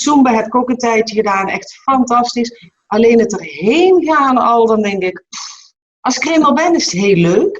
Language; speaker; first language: Dutch; native; Dutch